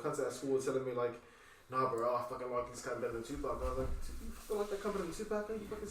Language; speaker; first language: English; native; English